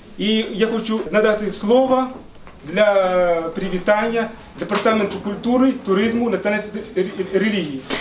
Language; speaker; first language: Ukrainian; non-native, fluent; Arabic